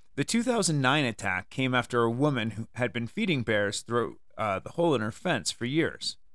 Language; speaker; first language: English; native; English